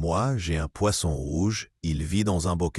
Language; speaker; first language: French; non-native, learner; Arabic